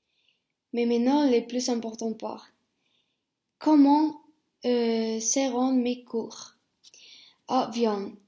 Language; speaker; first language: French; non-native, fluent; Spanish